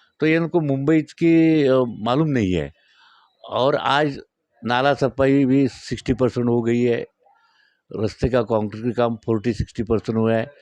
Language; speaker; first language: Hindi; non-native, local second language; Marathi